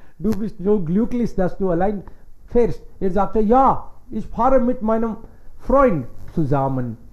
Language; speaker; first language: German; non-native, fluent; Hindi